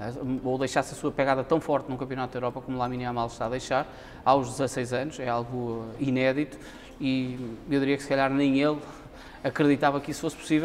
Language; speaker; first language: Portuguese; native; Portuguese